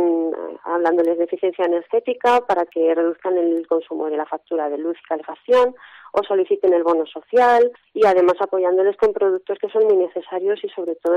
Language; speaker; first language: Spanish; native; Spanish